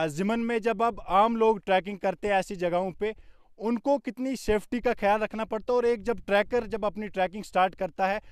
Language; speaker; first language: Hindi; non-native, local second language; Kashmiri